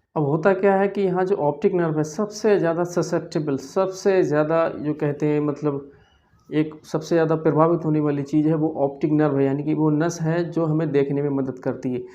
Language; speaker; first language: Hindi; native; Hindi